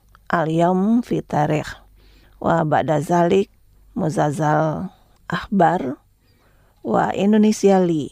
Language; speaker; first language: Arabic; non-native, fluent; Indonesian